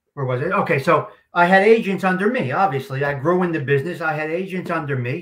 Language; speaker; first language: English; native; English